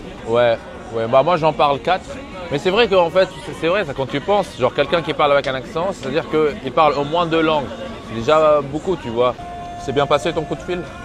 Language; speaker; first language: French; native; French